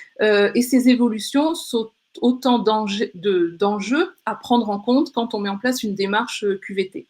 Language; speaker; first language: French; native; French